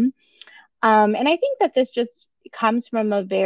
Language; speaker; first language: English; native; English